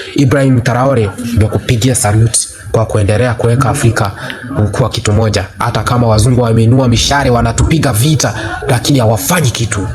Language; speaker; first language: Swahili; non-native, local second language; Kinyarwanda